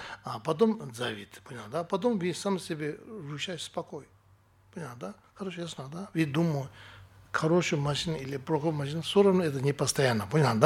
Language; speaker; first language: Russian; non-native, learner; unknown